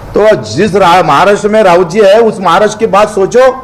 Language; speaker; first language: Hindi; non-native, local second language; Marathi